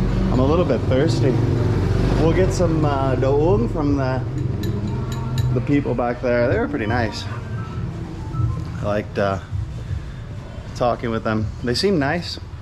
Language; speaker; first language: English; native; English